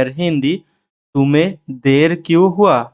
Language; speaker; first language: Hindi; non-native, learner; Bangla